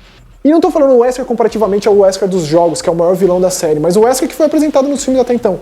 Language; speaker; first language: Portuguese; native; Portuguese